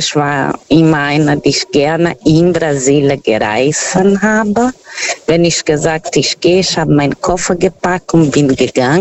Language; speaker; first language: German; non-native, fluent; Portuguese